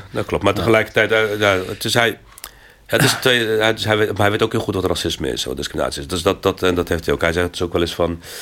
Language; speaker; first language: Dutch; native; Dutch